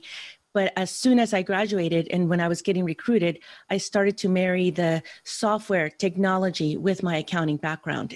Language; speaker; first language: English; early bilingual, other home language; Spanish